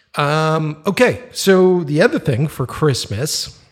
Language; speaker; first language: English; native; English